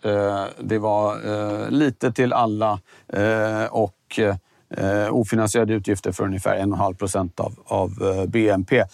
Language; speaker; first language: Swedish; native; Swedish